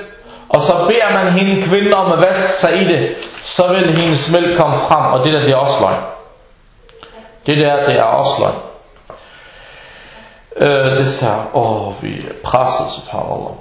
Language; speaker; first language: Danish; non-native, fluent; Arabic